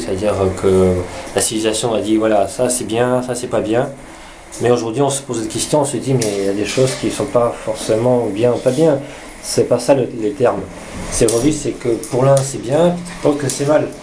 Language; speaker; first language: French; native; French